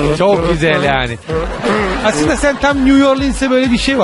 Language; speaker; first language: Turkish; non-native, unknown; Italian